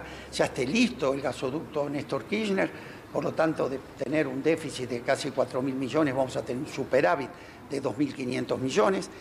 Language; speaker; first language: Spanish; native; Spanish